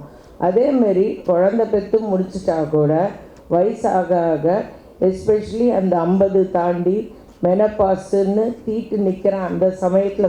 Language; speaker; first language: Tamil; native; Tamil